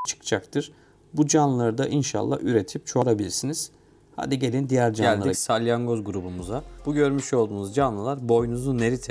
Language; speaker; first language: Turkish; native; Turkish